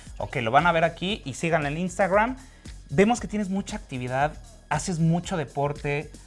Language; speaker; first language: Spanish; native; Spanish